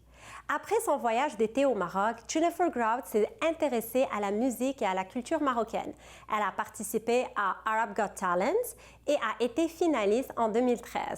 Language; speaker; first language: French; non-native, local second language; Arabic